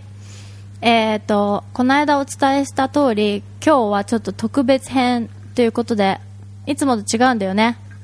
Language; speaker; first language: Japanese; native; Japanese